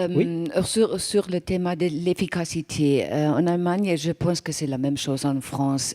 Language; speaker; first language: French; non-native, fluent; German